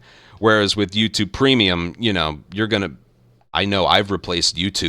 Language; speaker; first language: English; native; English